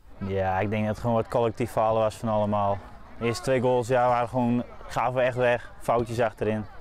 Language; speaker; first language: Dutch; native; Dutch